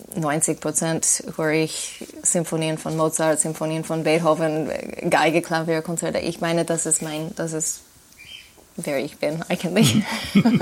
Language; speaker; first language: German; non-native, fluent; English